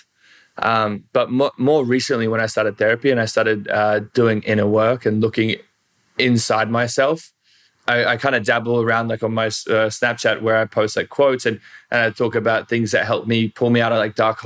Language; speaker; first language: English; native; English